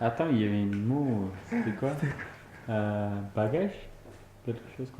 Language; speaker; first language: French; non-native, fluent; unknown